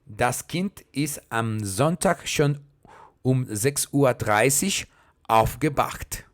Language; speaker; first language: German; non-native, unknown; Spanish